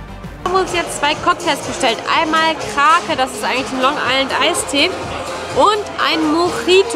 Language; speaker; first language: German; native; German